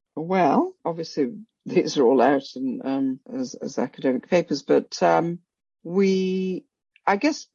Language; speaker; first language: English; non-native, local second language; Bangla